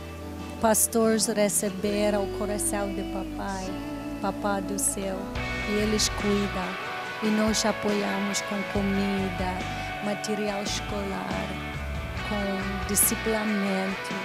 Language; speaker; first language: Portuguese; non-native, learner; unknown